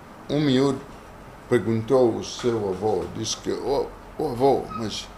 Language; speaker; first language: Portuguese; non-native, local second language; Kongo